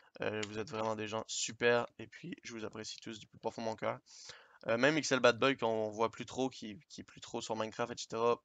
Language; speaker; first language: French; native; French